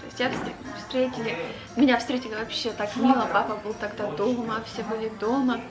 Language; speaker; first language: Russian; native; Russian